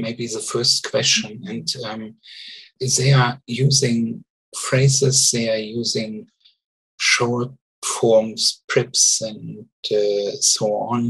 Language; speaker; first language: English; non-native, learner; German